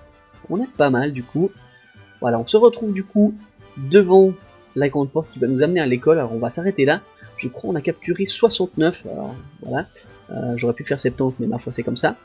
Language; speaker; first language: French; native; French